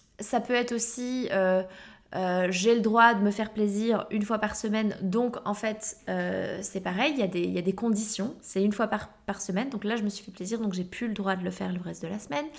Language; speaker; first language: French; native; French